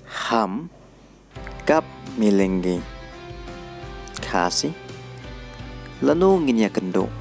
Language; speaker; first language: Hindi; non-native, learner; Khasi